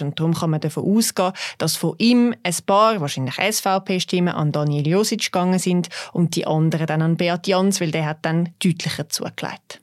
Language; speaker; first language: German; native; German